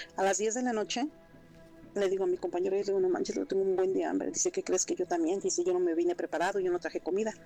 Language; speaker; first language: Spanish; native; Spanish